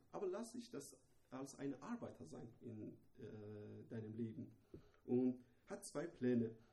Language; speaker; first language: German; non-native, fluent; Persian